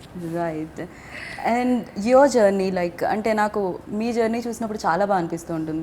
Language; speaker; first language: Telugu; native; Telugu